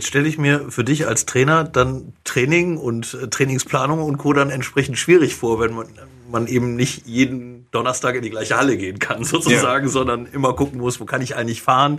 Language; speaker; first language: German; native; German